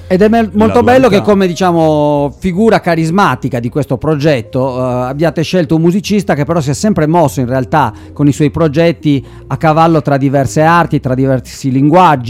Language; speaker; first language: Italian; native; Italian